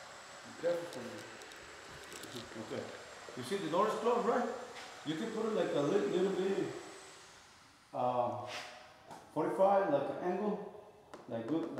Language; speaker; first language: English; non-native, learner; Spanish